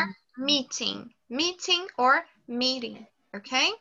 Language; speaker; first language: English; non-native, fluent; Portuguese